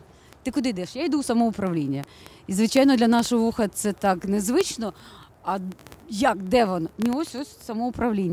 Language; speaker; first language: Ukrainian; native; Ukrainian